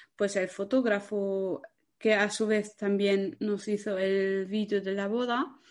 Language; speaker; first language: Spanish; non-native, fluent; German